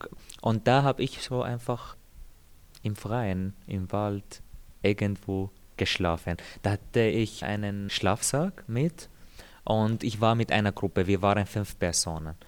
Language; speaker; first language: German; non-native, fluent; Arabic